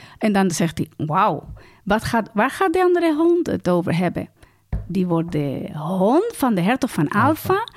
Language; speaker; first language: Dutch; non-native, fluent; Spanish